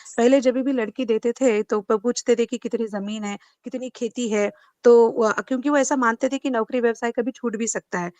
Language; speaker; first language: Hindi; non-native, local second language; Marathi